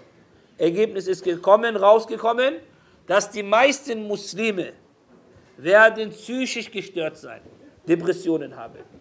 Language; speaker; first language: German; non-native, fluent; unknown